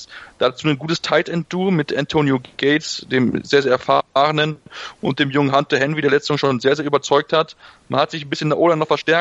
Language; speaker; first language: German; native; German